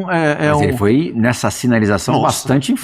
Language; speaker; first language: Portuguese; native; Portuguese